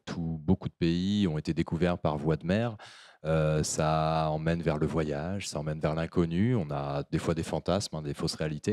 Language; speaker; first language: French; native; French